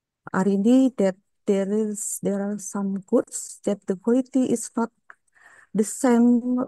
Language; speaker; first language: English; non-native, learner; Indonesian